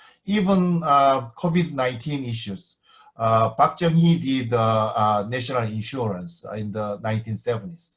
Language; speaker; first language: English; non-native, fluent; Korean